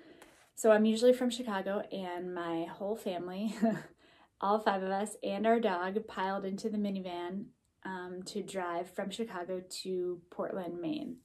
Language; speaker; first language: English; native; English